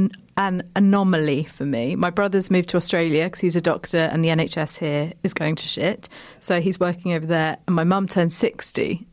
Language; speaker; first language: English; native; English